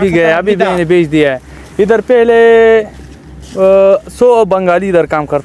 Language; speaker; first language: Hindi; non-native, fluent; Pashto